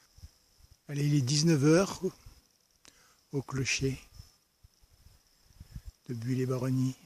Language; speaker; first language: French; native; French